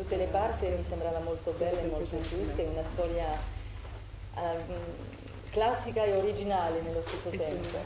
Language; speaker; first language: Italian; non-native, fluent; French